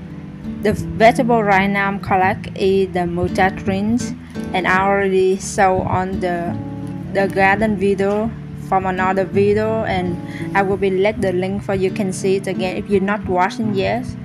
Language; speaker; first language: English; non-native, learner; Vietnamese